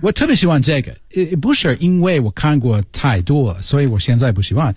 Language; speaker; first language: Chinese; non-native, fluent; English